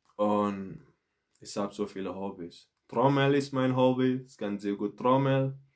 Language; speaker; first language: German; non-native, learner; Mandingo